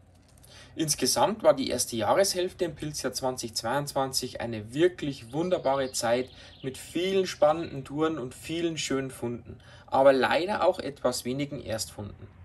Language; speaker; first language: German; native; German